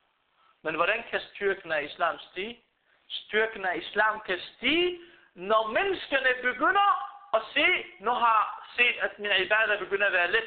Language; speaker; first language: Danish; early bilingual, other home language; Arabic